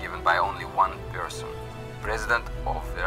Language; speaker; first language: English; non-native, fluent; Russian